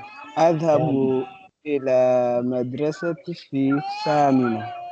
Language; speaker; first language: Arabic; non-native, learner; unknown